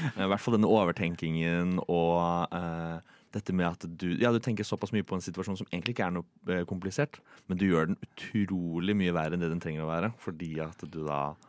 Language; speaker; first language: Norwegian; native; Norwegian